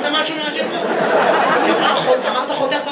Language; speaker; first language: Hebrew; native; Hebrew